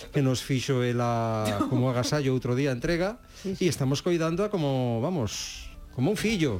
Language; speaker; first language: Galician; native; Galician